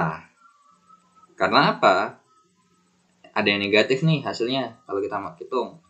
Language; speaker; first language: Indonesian; native; Indonesian